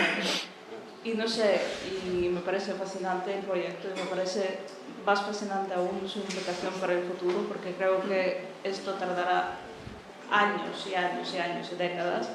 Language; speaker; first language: Spanish; non-native, fluent; Russian